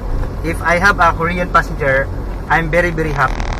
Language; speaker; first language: English; non-native, learner; Filipino